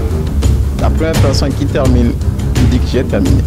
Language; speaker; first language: French; non-native, local second language; Bambara